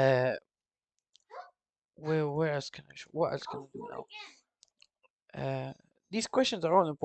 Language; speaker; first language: English; non-native, fluent; Arabic